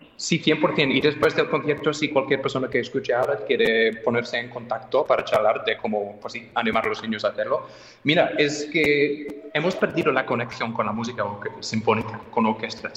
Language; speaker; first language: Spanish; non-native, fluent; English